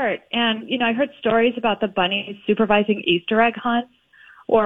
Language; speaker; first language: English; native; English